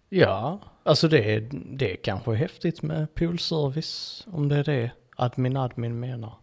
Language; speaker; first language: Swedish; native; Swedish